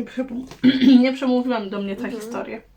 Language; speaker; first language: Polish; native; Polish